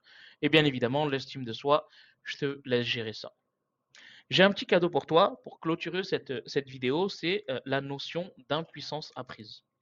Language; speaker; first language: French; native; French